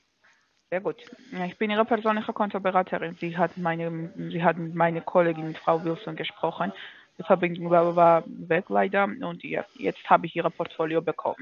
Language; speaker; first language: German; non-native, fluent; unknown